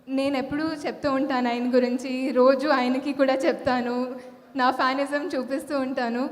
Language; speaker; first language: Telugu; non-native, fluent; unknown